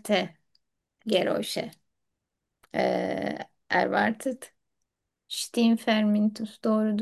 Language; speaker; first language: German; non-native, learner; Turkish